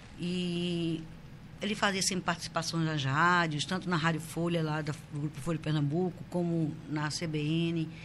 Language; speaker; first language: Portuguese; native; Portuguese